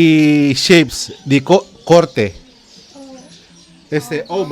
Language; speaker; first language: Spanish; non-native, learner; Filipino